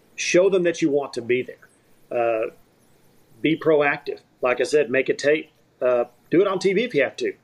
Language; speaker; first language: English; native; English